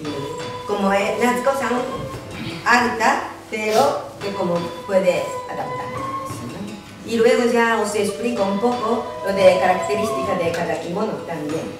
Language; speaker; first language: Spanish; non-native, learner; Japanese